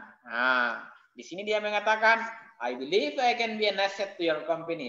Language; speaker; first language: English; non-native, fluent; Indonesian